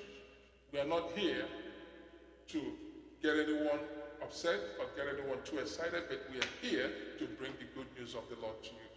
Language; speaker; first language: English; non-native, local second language; Igbo